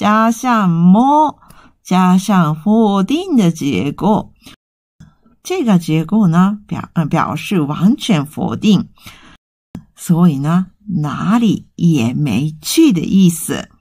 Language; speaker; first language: Chinese; non-native, fluent; Japanese